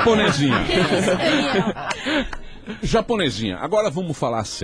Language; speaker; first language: Portuguese; native; Portuguese